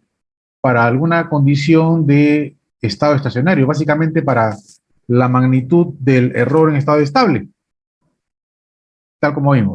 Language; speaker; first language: Spanish; native; Spanish